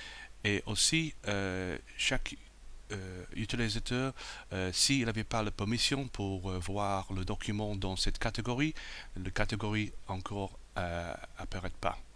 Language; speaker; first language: French; non-native, fluent; English